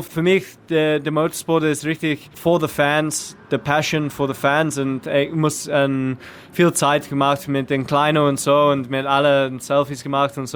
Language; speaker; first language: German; non-native, learner; English